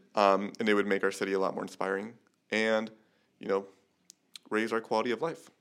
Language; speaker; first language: English; native; English